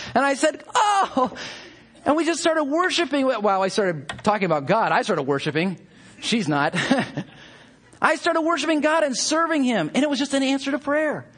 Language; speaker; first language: English; native; English